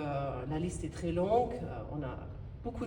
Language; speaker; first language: French; non-native, fluent; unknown